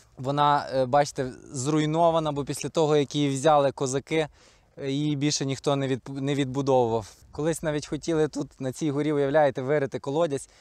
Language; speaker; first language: Ukrainian; native; Ukrainian